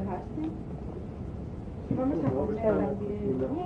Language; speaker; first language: Spanish; native; Spanish